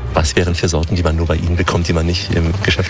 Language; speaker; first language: German; native; German